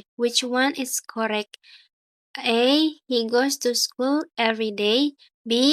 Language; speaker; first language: English; non-native, learner; Indonesian